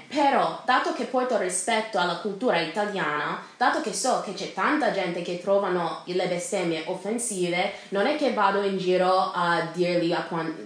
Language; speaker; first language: Italian; non-native, fluent; English